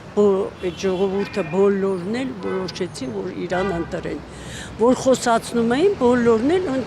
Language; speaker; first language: Armenian; native; Armenian